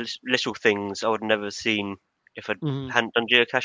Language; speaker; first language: English; native; English